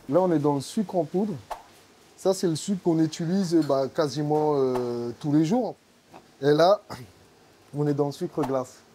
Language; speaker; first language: French; native; French